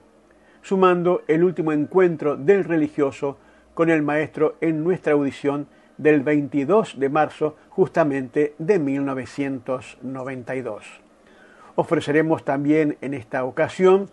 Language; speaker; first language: Spanish; native; Spanish